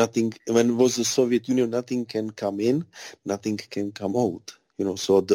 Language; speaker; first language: English; non-native, fluent; Czech